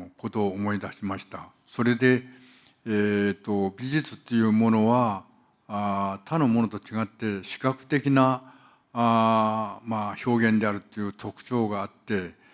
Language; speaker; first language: Japanese; non-native, fluent; Korean